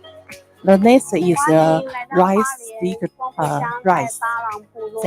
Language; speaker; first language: English; non-native, learner; Chinese